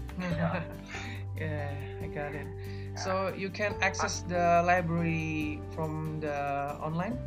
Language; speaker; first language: English; non-native, learner; Indonesian